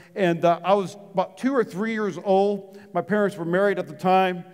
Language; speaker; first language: English; native; English